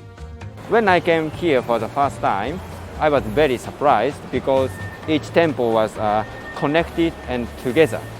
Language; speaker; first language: English; non-native, learner; Japanese